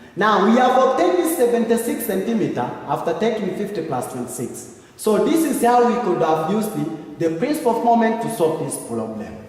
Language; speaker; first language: English; non-native, local second language; Swahili